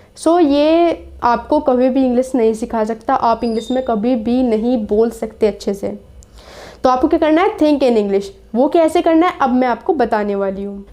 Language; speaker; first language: Hindi; native; Hindi